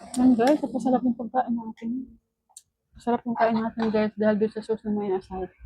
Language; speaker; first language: Filipino; non-native, local second language; Cebuano